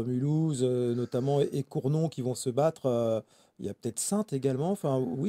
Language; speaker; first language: French; native; French